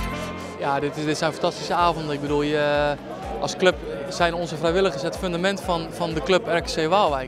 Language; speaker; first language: Dutch; native; Dutch